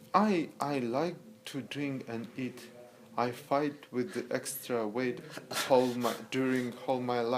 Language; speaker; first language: English; non-native, learner; Russian